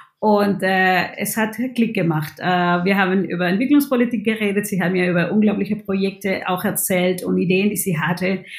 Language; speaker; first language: German; non-native, fluent; Spanish